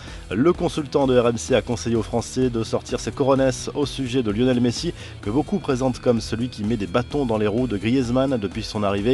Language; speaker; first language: French; native; French